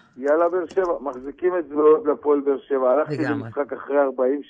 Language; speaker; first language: Hebrew; native; Hebrew